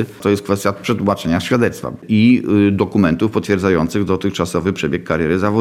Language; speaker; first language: Polish; native; Polish